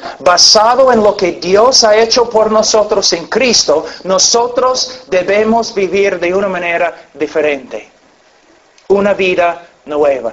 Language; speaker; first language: Spanish; non-native, fluent; English